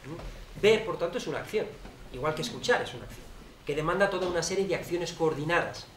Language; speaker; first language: Spanish; native; Spanish